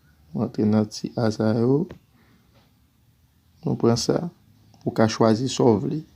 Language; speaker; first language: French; non-native, learner; Haitian Creole